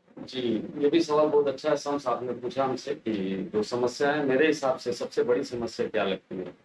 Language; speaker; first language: Hindi; native; Hindi